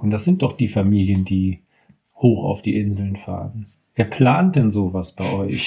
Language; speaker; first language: German; native; German